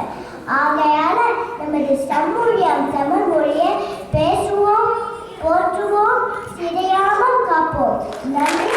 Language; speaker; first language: Tamil; early bilingual, heritage; Tamil